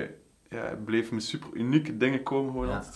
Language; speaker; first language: Dutch; native; Dutch